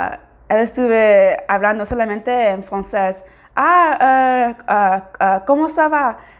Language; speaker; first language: Spanish; non-native, fluent; English